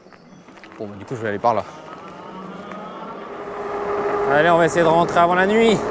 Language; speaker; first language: French; native; French